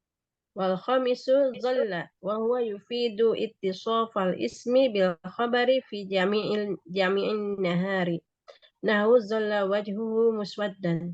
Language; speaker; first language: Arabic; non-native, learner; Indonesian